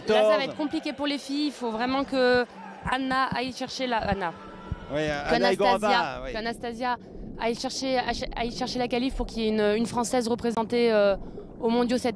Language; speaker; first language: French; native; French